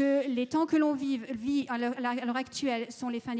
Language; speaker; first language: French; native; French